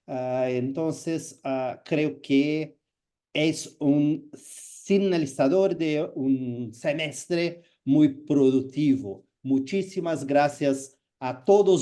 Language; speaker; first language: Spanish; non-native, fluent; Portuguese